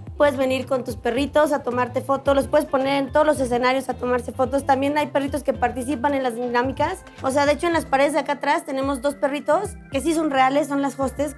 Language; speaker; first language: Spanish; native; Spanish